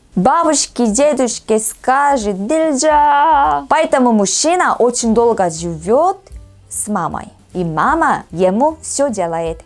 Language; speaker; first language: Russian; non-native, learner; Korean